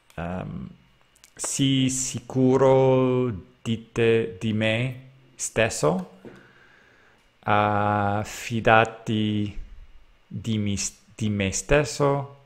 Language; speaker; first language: Italian; non-native, learner; English